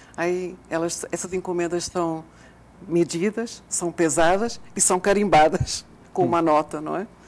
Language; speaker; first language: Portuguese; native; Portuguese